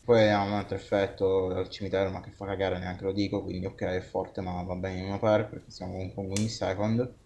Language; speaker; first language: Italian; native; Italian